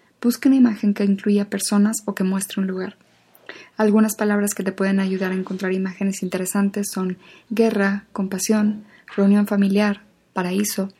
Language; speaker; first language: Spanish; native; Spanish